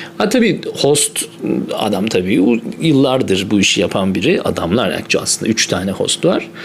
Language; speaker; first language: Turkish; native; Turkish